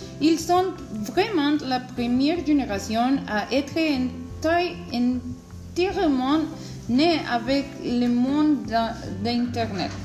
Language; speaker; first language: French; non-native, learner; Spanish